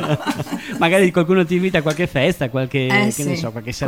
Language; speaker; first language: Italian; native; Italian